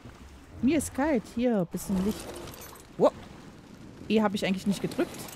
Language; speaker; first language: German; native; German